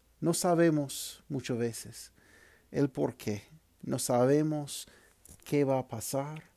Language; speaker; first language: Spanish; non-native, fluent; English